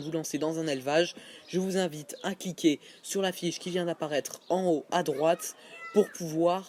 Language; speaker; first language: French; native; French